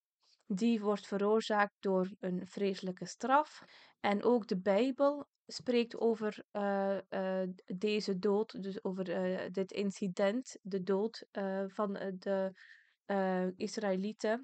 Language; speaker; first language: Dutch; early bilingual, other home language; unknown